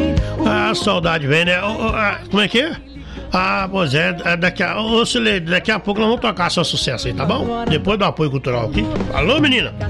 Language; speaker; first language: Portuguese; native; Portuguese